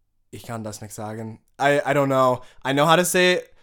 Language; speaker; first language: German; non-native, learner; English